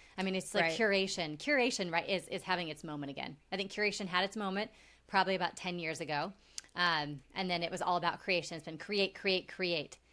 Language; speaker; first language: English; native; English